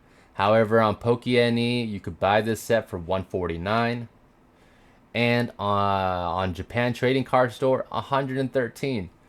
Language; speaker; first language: English; native; English